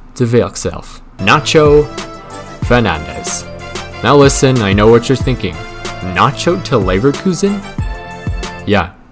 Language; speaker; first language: English; native; English